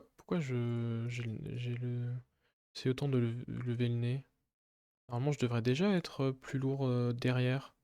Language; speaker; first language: French; native; French